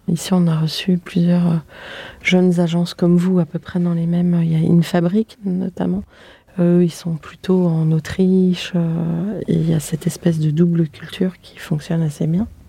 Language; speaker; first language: French; native; French